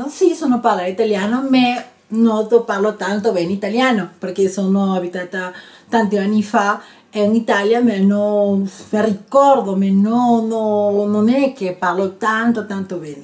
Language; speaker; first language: Italian; non-native, learner; Spanish